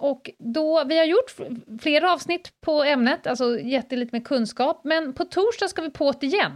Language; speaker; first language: Swedish; native; Swedish